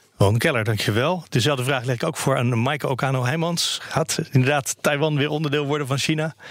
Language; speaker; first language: Dutch; native; Dutch